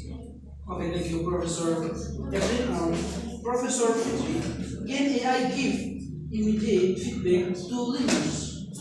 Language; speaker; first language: English; non-native, learner; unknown